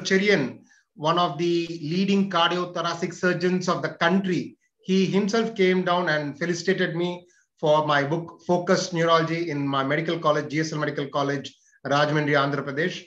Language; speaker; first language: English; non-native, local second language; Telugu